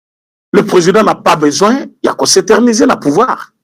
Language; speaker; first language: French; non-native, local second language; Lingala